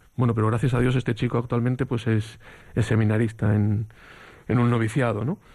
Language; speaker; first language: Spanish; native; Spanish